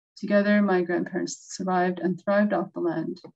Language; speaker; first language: English; native; English